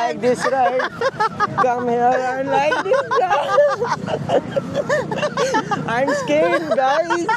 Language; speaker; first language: English; non-native, learner; Urdu